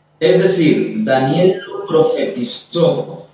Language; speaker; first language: Spanish; native; Spanish